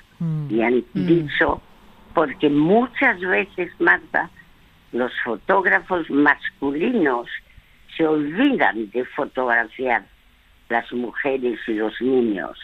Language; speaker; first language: Spanish; early bilingual, other home language; French